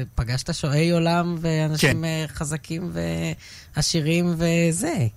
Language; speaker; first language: Hebrew; native; Hebrew